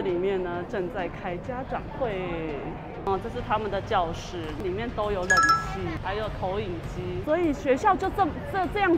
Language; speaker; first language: Chinese; native; Chinese